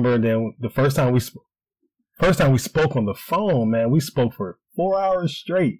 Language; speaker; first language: English; native; English